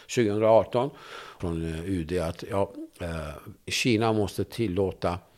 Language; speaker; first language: Swedish; non-native, fluent; Kurdish